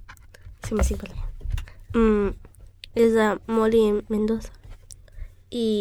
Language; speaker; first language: Catalan; non-native, local second language; Spanish